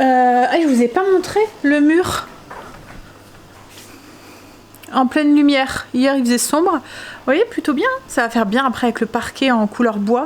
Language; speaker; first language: French; native; French